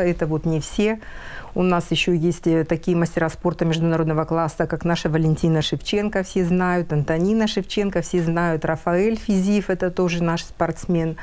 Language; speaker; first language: Russian; native; Russian